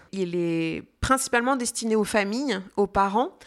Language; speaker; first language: French; native; French